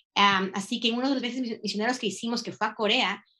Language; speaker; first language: Spanish; native; Spanish